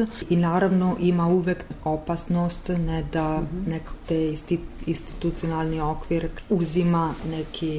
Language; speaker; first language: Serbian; non-native, learner; Italian